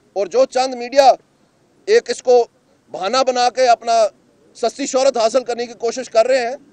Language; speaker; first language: Urdu; non-native, local second language; Punjabi